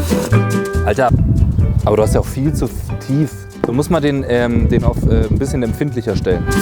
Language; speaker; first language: German; native; German